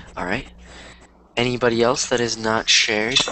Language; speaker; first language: English; native; English